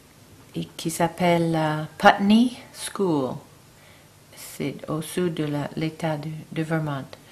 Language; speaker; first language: French; non-native, learner; English